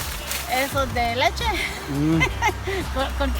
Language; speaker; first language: Spanish; non-native, fluent; Hebrew